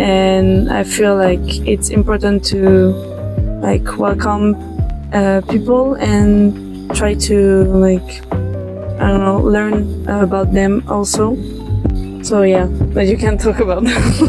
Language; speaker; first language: English; non-native, fluent; French